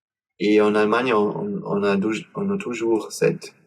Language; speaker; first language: French; non-native, learner; German